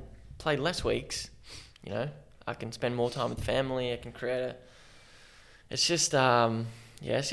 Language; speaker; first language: English; native; English